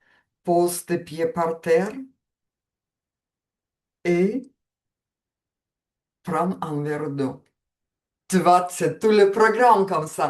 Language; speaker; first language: French; non-native, fluent; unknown